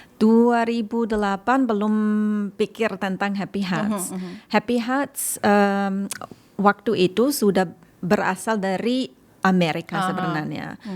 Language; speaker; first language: Indonesian; non-native, fluent; German